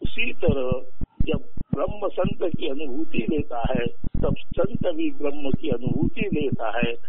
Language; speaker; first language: Hindi; non-native, local second language; Marathi